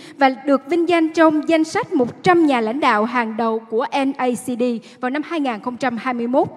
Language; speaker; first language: Vietnamese; native; Vietnamese